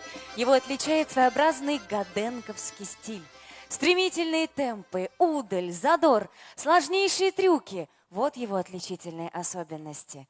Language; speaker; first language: Russian; native; Russian